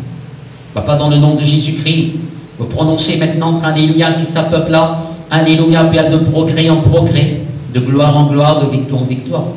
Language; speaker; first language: French; non-native, local second language; Morisyen